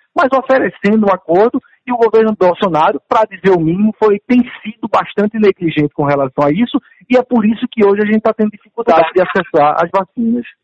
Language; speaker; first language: Portuguese; native; Portuguese